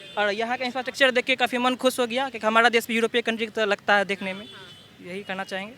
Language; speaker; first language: Hindi; native; Hindi